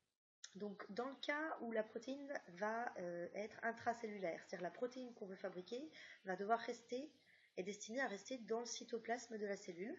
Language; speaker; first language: French; native; French